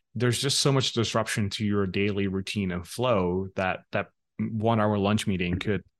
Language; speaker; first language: English; non-native, fluent; Dutch